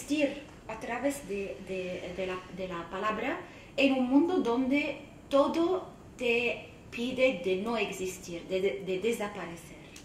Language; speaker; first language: Spanish; non-native, fluent; Arabic